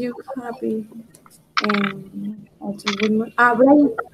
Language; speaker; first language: English; non-native, learner; Spanish